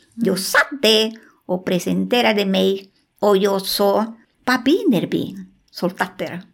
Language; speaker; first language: Swedish; non-native, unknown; Spanish